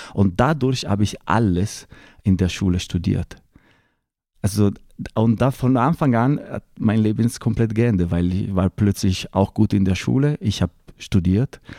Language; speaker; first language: German; non-native, fluent; Italian